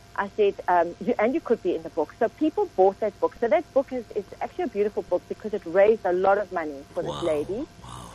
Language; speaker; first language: English; native; English